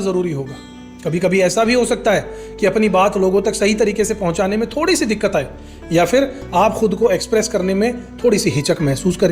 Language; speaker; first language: Hindi; native; Hindi